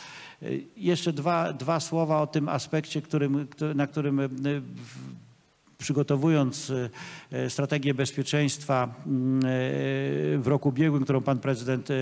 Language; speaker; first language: Polish; native; Polish